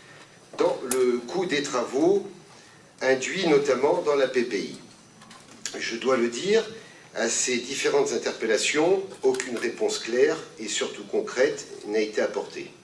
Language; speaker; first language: French; native; French